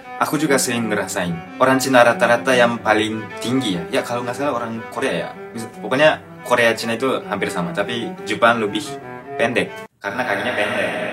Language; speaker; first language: Indonesian; non-native, fluent; Japanese